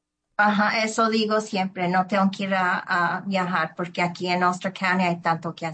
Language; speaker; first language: Spanish; early bilingual, heritage; Spanish